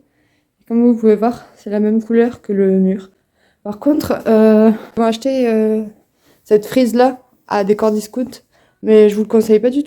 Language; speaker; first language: French; native; French